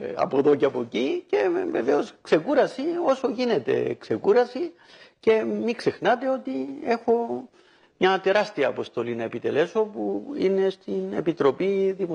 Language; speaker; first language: Greek; native; Greek